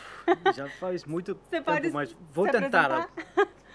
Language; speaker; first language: Portuguese; non-native, learner; Dutch